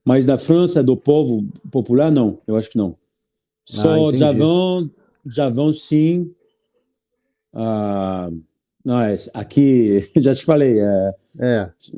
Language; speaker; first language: Portuguese; non-native, learner; French